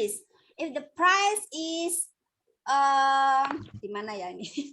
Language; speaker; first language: English; non-native, local second language; Indonesian